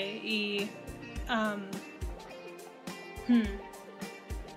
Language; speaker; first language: Spanish; non-native, learner; English